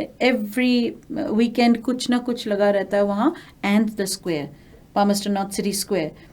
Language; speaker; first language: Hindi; non-native, local second language; Bangla